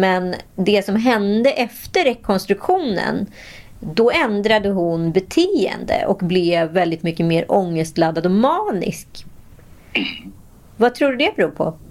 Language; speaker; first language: Swedish; native; Swedish